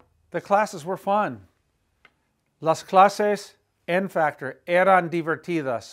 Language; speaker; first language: English; native; English